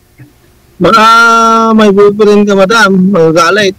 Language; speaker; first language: Filipino; non-native, local second language; Iloko